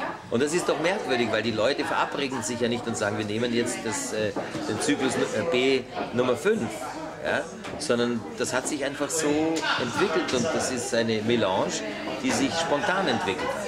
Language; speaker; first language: German; native; German